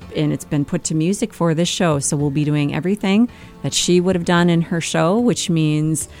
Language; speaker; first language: English; native; English